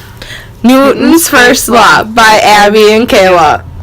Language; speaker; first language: English; native; English